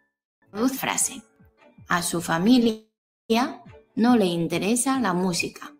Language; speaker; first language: Spanish; non-native, fluent; Chinese